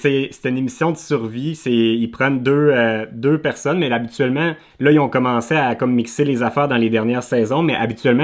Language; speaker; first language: French; native; French